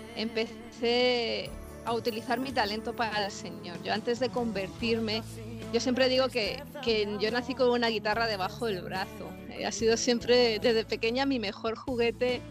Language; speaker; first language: Spanish; native; Spanish